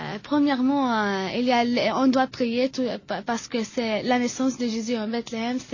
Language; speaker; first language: French; non-native, learner; Arabic